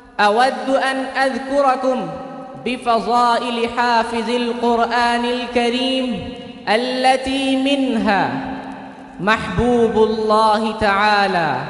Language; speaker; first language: Arabic; non-native, learner; Urdu